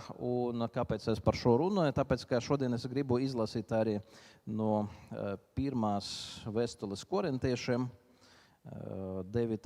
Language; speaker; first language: Latvian; non-native, local second language; Russian